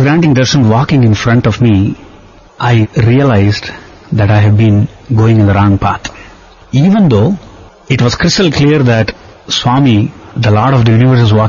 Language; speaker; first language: English; non-native, local second language; Tamil